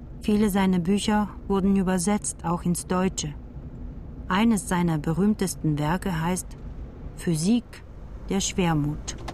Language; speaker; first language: German; non-native, fluent; Bulgarian